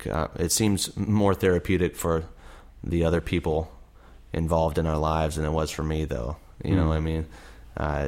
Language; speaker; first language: English; native; English